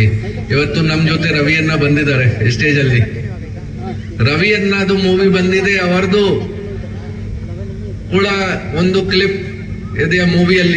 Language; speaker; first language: Kannada; non-native, learner; Hindi